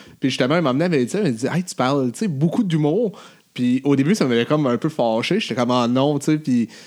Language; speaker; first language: French; native; French